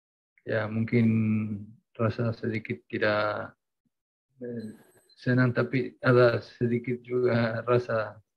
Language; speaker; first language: Indonesian; non-native, fluent; Spanish